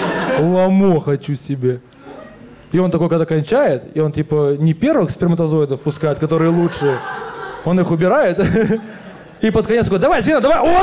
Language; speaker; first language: Russian; native; Russian